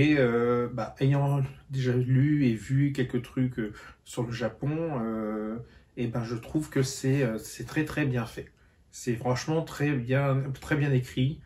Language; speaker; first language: French; native; French